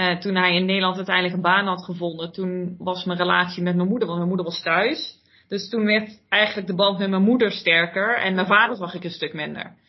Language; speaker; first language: Dutch; early bilingual, heritage; Dutch